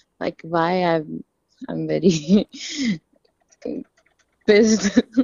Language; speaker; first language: English; non-native, local second language; Hindi